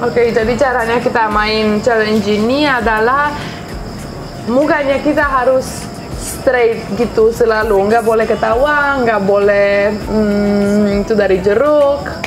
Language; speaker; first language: Indonesian; non-native, fluent; Russian